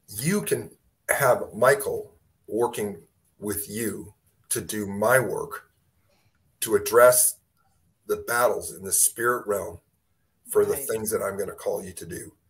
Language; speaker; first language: English; native; English